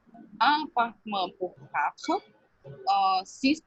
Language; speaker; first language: French; non-native, learner; Portuguese